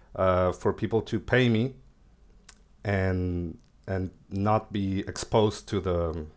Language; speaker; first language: English; early bilingual, other home language; Spanish